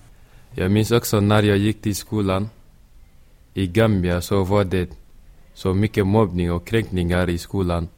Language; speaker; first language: Swedish; early bilingual, other home language; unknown